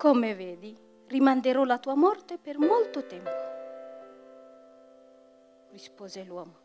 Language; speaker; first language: Italian; non-native, fluent; Tigrinya